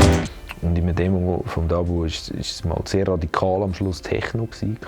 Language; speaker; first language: German; native; German